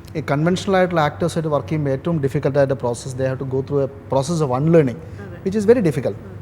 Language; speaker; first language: Malayalam; native; Malayalam